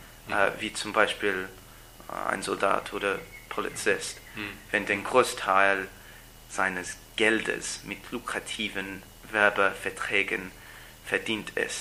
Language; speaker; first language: German; non-native, learner; English